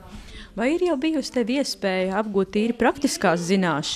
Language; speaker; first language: Latvian; native; Latvian